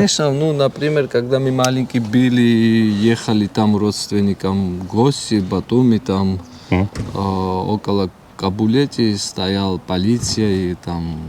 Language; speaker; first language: Russian; non-native, learner; Georgian